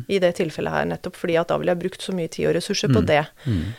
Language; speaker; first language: Norwegian; native; Norwegian